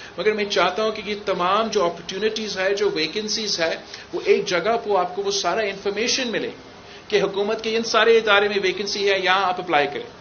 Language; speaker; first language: Urdu; non-native, local second language; English